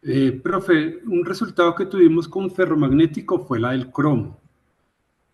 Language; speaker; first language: Spanish; native; Spanish